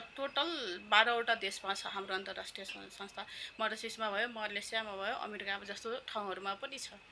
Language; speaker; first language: Nepali; non-native, local second language; Maithili